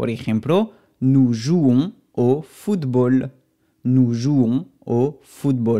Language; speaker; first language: French; non-native, fluent; Spanish